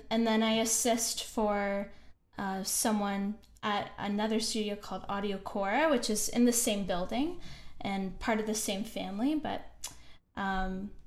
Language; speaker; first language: English; native; English